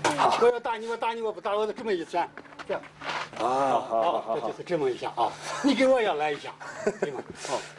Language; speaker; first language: Chinese; native; Chinese